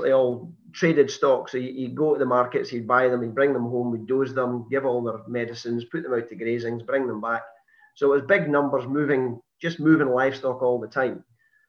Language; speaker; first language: English; native; English